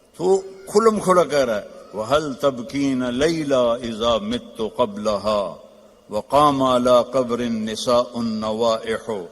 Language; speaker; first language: Urdu; non-native, local second language; Punjabi